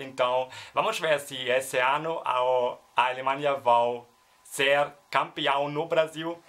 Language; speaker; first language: Portuguese; non-native, learner; German